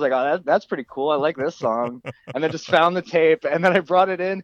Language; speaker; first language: English; native; English